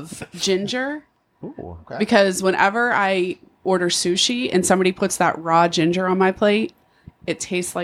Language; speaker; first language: English; native; English